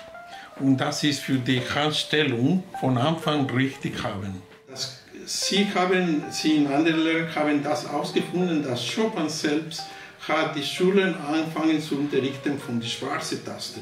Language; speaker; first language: German; non-native, fluent; Spanish